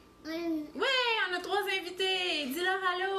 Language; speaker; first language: French; native; French